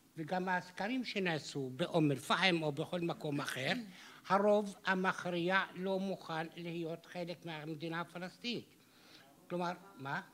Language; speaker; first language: Hebrew; non-native, local second language; Arabic